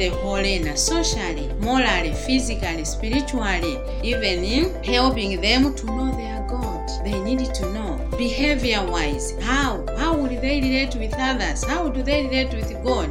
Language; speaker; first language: English; non-native, local second language; Nyanja